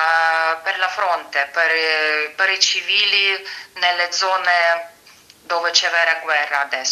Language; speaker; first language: Italian; non-native, fluent; Ukrainian